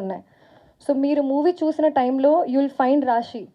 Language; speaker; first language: Telugu; non-native, fluent; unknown